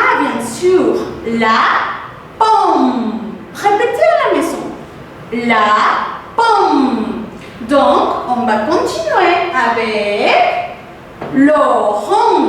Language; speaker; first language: French; non-native, fluent; Spanish